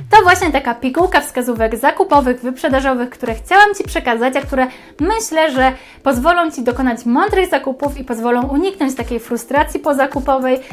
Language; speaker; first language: Polish; native; Polish